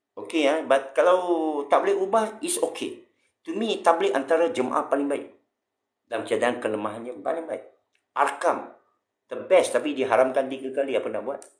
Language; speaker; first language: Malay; non-native, local second language; Chinese